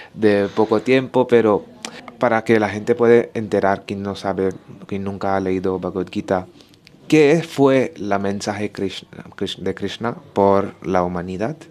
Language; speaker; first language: Spanish; non-native, learner; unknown